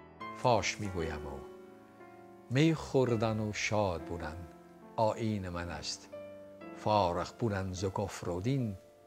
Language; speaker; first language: Persian; non-native, fluent; Dutch